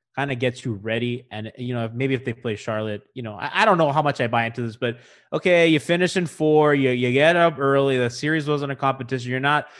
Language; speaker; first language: English; native; English